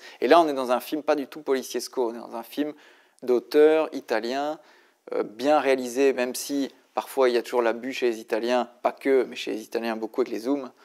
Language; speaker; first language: French; native; French